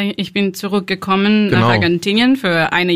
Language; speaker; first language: German; non-native, learner; Spanish